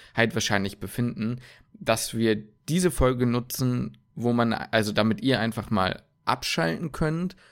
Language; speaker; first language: German; native; German